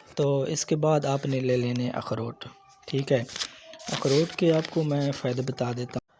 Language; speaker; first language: Urdu; non-native, local second language; Punjabi